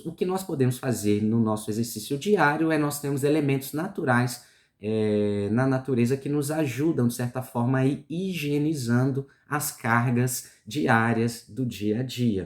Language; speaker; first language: Portuguese; native; Portuguese